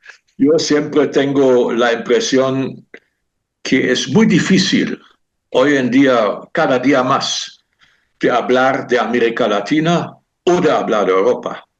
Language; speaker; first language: Spanish; non-native, fluent; German